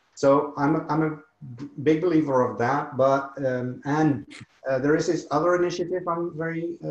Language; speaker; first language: English; non-native, fluent; Dutch